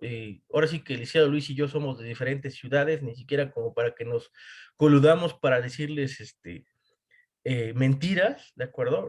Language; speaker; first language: Spanish; native; Spanish